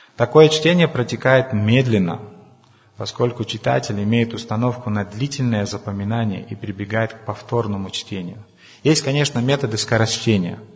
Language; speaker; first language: Russian; non-native, local second language; Ukrainian